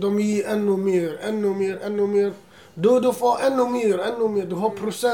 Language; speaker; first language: Swedish; non-native, learner; Assyrian Neo-Aramaic